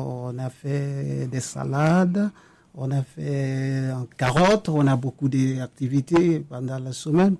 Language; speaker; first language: French; non-native, local second language; Mandingo